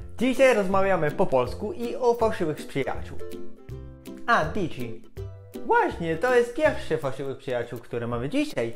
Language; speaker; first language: Polish; non-native, fluent; Italian